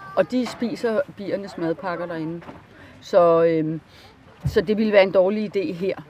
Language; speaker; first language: Danish; native; Danish